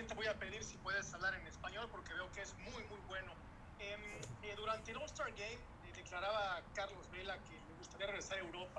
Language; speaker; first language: Spanish; native; Spanish